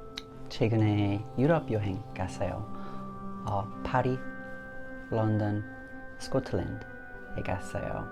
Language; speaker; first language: Korean; non-native, learner; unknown